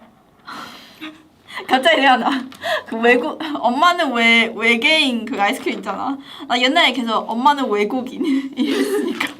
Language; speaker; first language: Korean; non-native, fluent; Chinese